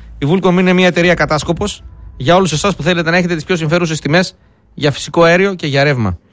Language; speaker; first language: Greek; native; Greek